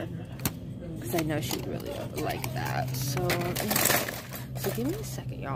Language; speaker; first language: English; native; English